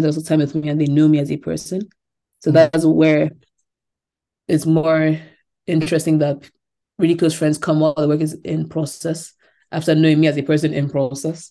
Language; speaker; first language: English; non-native, local second language; Yoruba